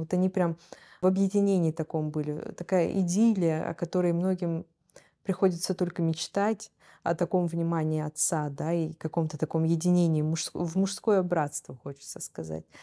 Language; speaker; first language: Russian; native; Russian